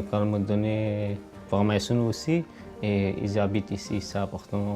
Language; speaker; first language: French; non-native, learner; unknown